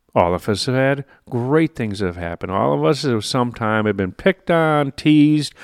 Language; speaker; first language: English; native; English